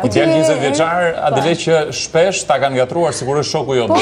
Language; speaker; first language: Albanian; native; Albanian